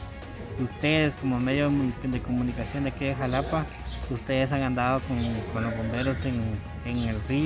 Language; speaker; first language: Spanish; native; Spanish